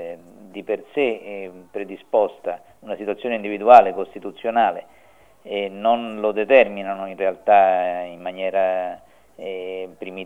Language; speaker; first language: Italian; native; Italian